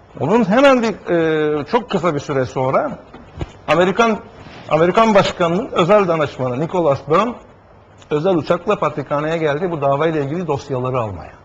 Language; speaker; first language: Turkish; native; Turkish